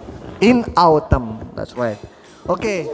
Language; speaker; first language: English; non-native, fluent; Indonesian